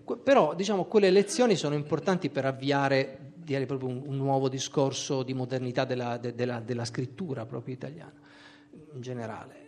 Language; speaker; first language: Italian; native; Italian